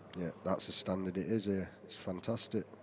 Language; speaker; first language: English; native; English